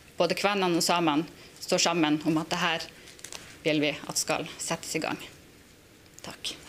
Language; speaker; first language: Norwegian; native; Norwegian